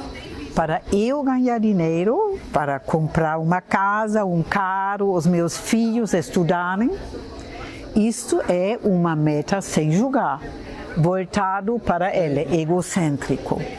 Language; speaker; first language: Portuguese; non-native, fluent; German